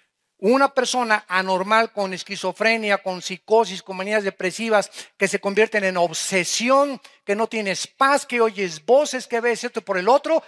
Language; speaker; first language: Spanish; native; Spanish